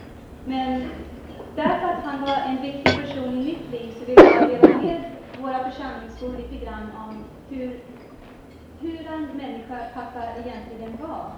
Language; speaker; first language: Swedish; early bilingual, heritage; Swedish